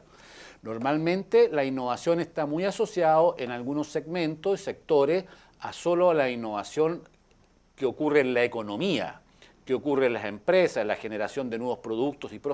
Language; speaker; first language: Spanish; native; Spanish